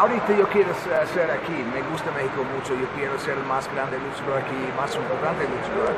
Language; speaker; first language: Spanish; non-native, learner; English